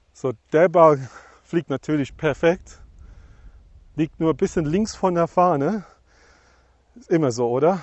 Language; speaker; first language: German; non-native, fluent; English